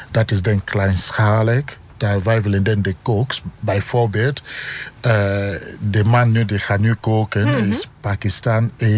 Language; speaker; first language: Dutch; non-native, learner; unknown